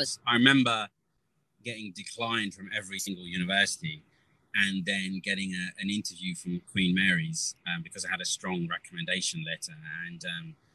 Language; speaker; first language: English; native; English